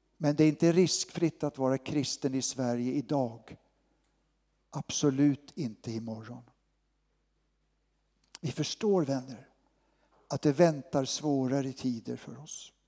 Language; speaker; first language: Swedish; native; Swedish